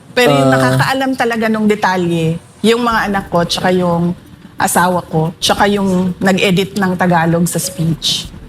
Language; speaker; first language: Filipino; non-native, local second language; Cebuano